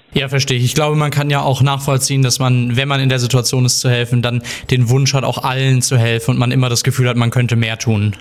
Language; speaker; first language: German; native; German